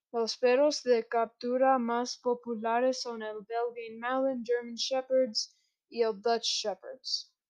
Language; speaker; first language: Spanish; non-native, learner; English